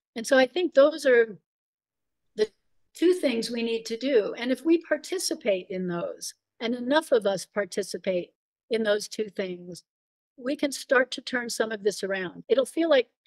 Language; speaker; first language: English; native; English